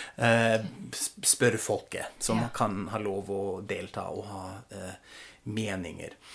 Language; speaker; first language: Norwegian; non-native, fluent; German